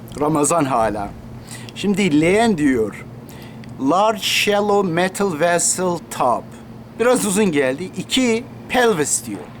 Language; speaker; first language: Turkish; non-native, local second language; Kurdish